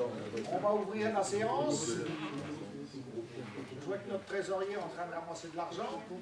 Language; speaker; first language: French; native; French